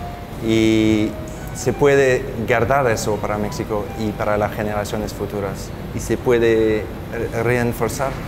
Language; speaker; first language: Spanish; non-native, fluent; French